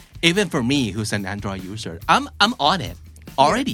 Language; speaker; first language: English; non-native, fluent; Thai